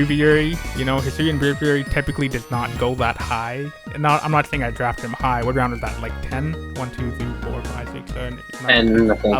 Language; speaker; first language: English; native; English